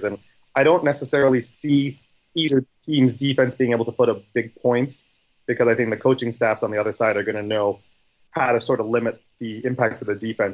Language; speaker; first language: English; native; English